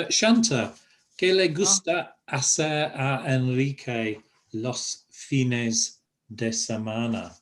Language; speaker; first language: Spanish; non-native, fluent; English